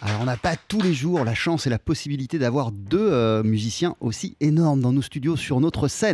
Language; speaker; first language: French; native; French